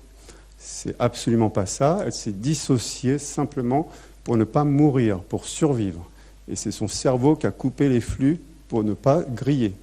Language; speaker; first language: French; native; French